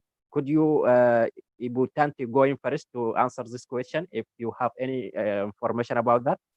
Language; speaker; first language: English; non-native, learner; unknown